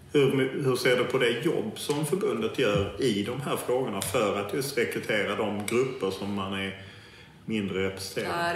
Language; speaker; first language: Swedish; native; Swedish